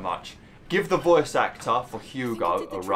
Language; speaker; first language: English; native; English